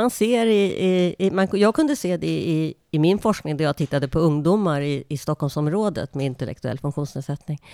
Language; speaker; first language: Swedish; native; Swedish